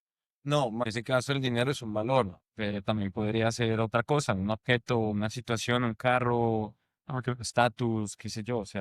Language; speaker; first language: Spanish; native; Spanish